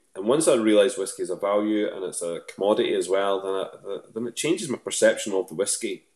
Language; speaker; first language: English; native; English